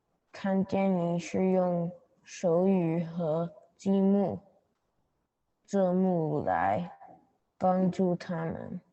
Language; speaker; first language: Chinese; non-native, learner; English